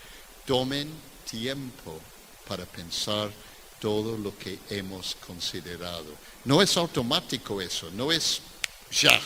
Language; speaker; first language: Spanish; non-native, fluent; English